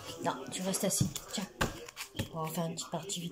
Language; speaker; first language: French; native; French